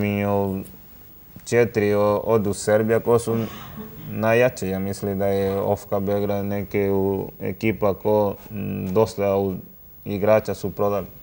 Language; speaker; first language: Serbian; non-native, learner; Spanish